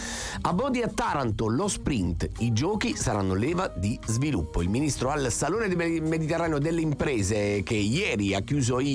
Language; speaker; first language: Italian; native; Italian